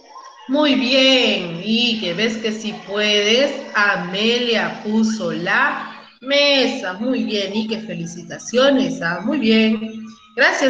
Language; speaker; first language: Spanish; native; Spanish